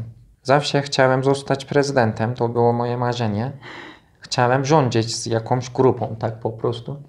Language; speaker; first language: Polish; non-native, learner; Turkish